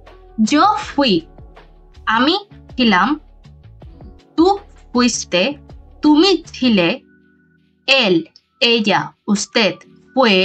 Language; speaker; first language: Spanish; non-native, fluent; Bangla